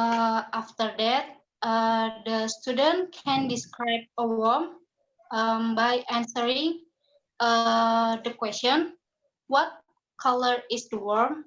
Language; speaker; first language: English; non-native, learner; Indonesian